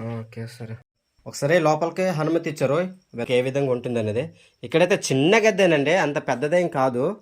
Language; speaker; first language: Telugu; non-native, local second language; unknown